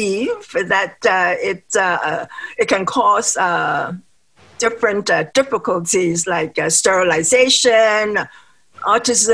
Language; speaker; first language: English; non-native, local second language; Cantonese